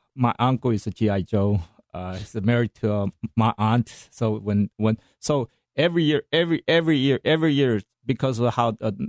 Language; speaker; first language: English; non-native, fluent; Korean